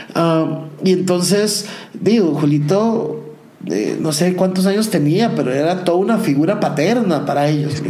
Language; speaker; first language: Spanish; native; Spanish